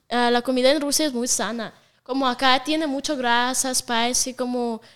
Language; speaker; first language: Spanish; non-native, fluent; Russian